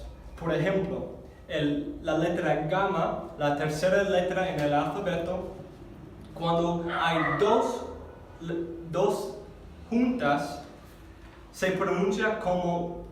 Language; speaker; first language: Spanish; non-native, fluent; English